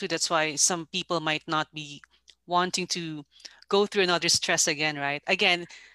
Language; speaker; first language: English; non-native, local second language; Filipino